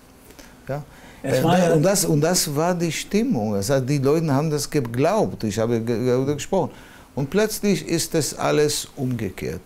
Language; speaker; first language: German; non-native, fluent; Hebrew